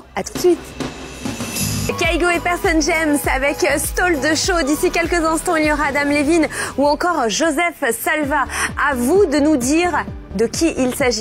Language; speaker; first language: French; native; French